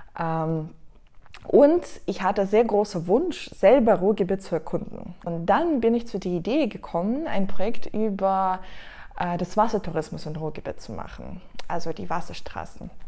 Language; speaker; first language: German; non-native, fluent; Russian